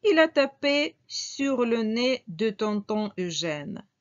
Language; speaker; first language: French; non-native, fluent; Ukrainian